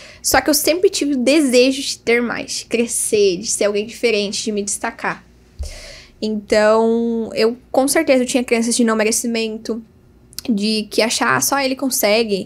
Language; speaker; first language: Portuguese; native; Portuguese